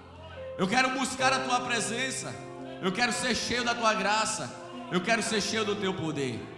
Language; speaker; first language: Portuguese; native; Portuguese